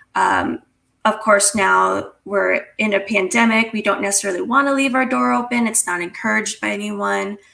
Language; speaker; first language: English; native; English